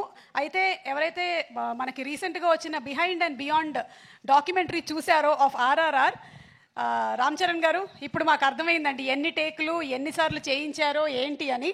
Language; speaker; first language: Telugu; native; Telugu